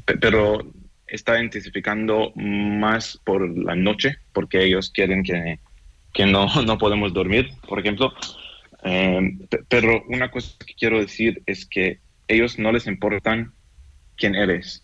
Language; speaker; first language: Spanish; non-native, fluent; Hebrew